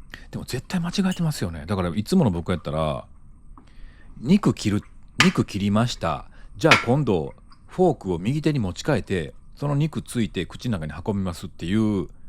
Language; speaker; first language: Japanese; native; Japanese